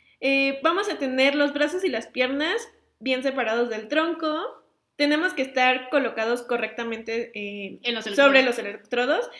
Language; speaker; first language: Spanish; native; Spanish